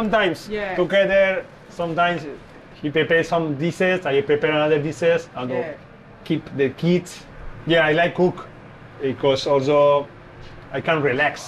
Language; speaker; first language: English; non-native, learner; Spanish